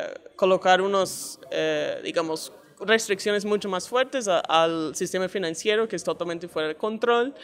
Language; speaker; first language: Spanish; non-native, fluent; English